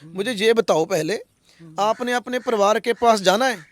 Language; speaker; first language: Hindi; non-native, local second language; Punjabi